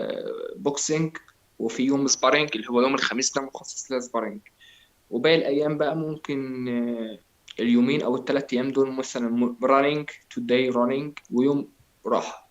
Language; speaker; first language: Arabic; native; Arabic